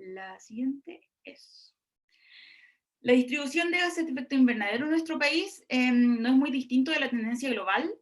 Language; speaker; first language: Spanish; native; Spanish